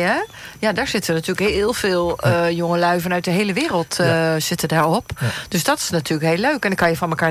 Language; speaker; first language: Dutch; native; Dutch